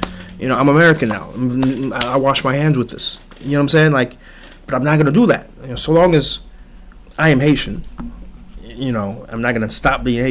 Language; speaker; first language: English; early bilingual, other home language; Haitian Creole